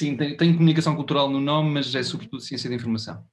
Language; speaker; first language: Portuguese; native; Portuguese